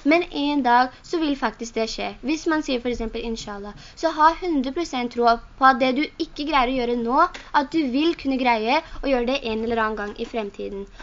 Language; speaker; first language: Norwegian; early bilingual, other home language; Urdu